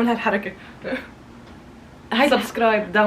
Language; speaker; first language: Arabic; native; Arabic